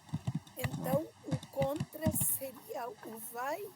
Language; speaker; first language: Portuguese; non-native, fluent; Spanish